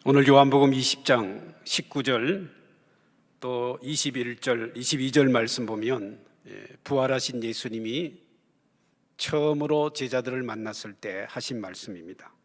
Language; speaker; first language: Korean; early bilingual, heritage; Korean